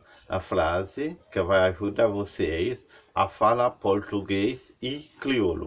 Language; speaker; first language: Portuguese; non-native, learner; Haitian Creole